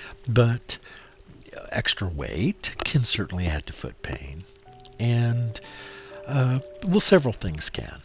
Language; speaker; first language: English; native; English